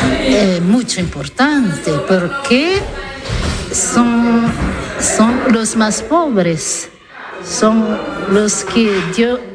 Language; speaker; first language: Spanish; non-native, learner; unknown